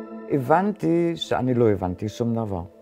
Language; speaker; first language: Hebrew; non-native, fluent; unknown